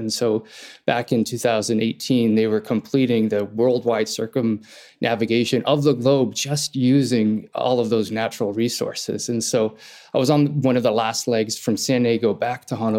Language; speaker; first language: English; native; English